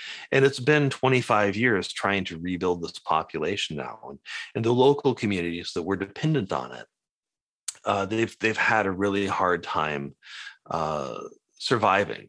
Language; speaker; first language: English; native; English